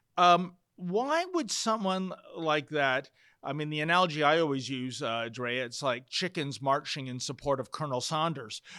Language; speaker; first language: English; native; English